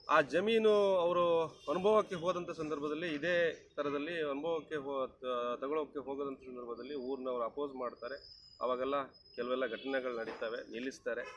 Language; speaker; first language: Kannada; native; Kannada